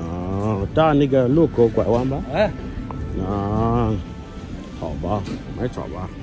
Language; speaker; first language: Chinese; non-native, learner; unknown